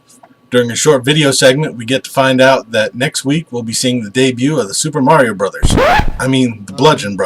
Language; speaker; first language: English; native; English